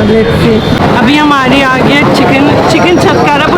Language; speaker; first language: Hindi; non-native, learner; Turkish